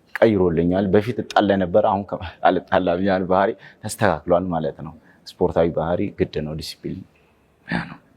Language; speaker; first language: Amharic; non-native, local second language; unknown